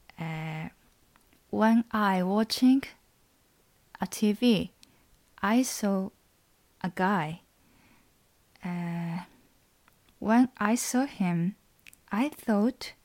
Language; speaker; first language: English; non-native, learner; Japanese